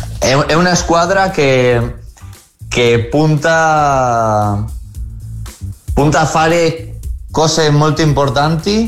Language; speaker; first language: Italian; non-native, fluent; Spanish